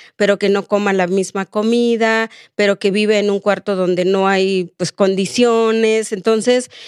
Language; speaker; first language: Spanish; non-native, local second language; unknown